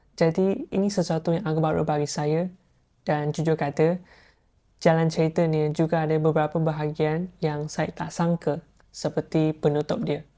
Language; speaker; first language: Malay; non-native, local second language; Chinese